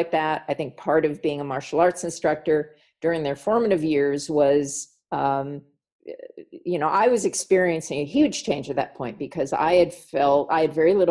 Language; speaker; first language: English; native; English